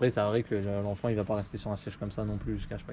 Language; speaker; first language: French; native; French